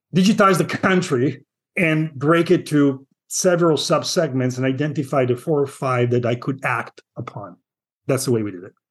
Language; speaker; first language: English; non-native, fluent; Italian